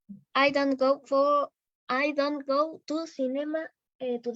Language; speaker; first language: English; non-native, learner; Spanish